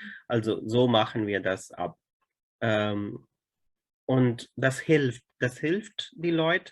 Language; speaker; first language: German; non-native, fluent; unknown